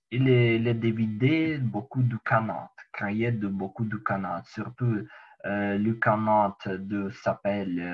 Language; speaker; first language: French; non-native, learner; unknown